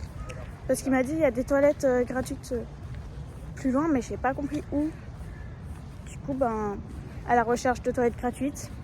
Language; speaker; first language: French; native; French